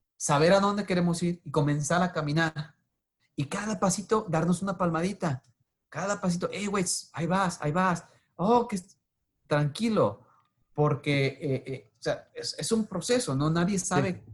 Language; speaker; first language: Spanish; native; Spanish